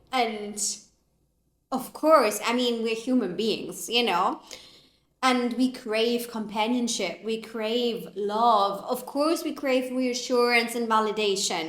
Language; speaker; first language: English; non-native, fluent; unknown